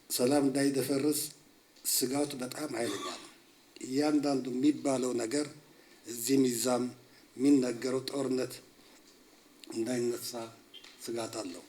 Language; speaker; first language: Amharic; non-native, local second language; Tigrinya